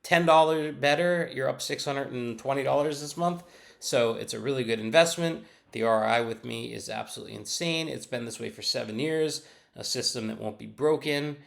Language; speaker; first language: English; native; English